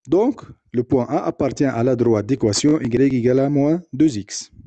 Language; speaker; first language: French; non-native, local second language; Arabic